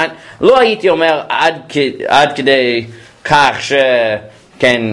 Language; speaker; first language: Hebrew; non-native, fluent; English